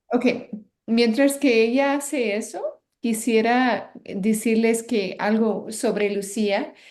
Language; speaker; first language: Spanish; non-native, fluent; English